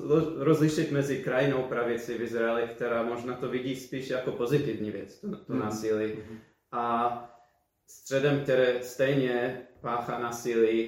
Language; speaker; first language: Czech; non-native, fluent; English